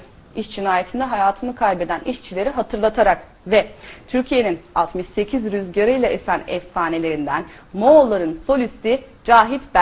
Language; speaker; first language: Turkish; native; Turkish